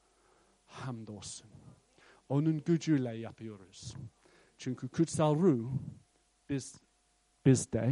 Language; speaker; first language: Turkish; non-native, fluent; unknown